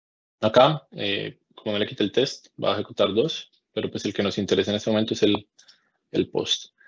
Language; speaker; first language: Spanish; native; Spanish